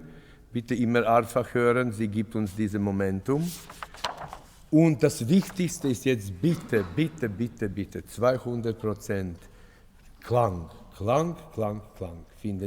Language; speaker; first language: German; non-native, fluent; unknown